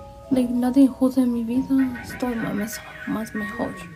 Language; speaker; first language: Spanish; early bilingual, heritage; Spanish